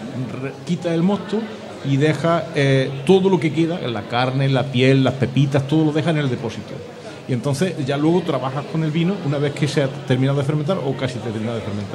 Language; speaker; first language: Spanish; native; Spanish